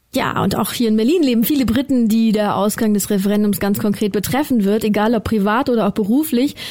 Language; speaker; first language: German; native; German